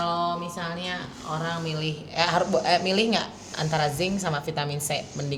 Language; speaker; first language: Indonesian; native; Indonesian